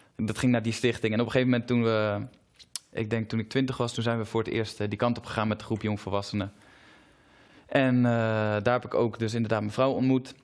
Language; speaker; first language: Dutch; native; Dutch